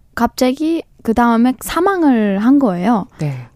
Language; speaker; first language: Korean; non-native, fluent; Persian